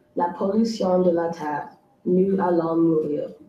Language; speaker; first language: French; non-native, local second language; English